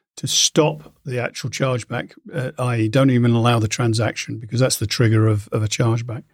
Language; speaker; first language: English; native; English